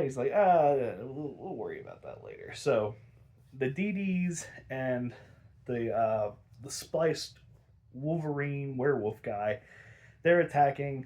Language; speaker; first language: English; native; English